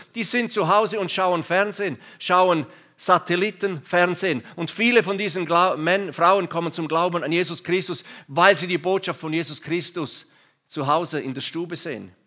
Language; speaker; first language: German; non-native, local second language; Romansh